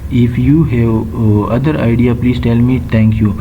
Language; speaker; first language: English; non-native, local second language; Urdu